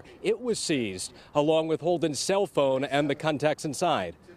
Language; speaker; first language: English; native; English